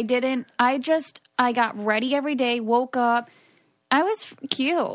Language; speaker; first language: English; native; English